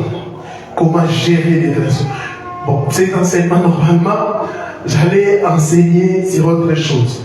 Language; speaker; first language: French; non-native, local second language; Lingala